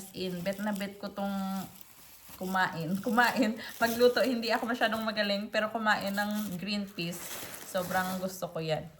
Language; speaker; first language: Filipino; non-native, local second language; Hiligaynon